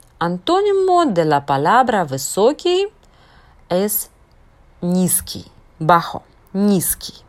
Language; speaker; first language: Spanish; non-native, fluent; Russian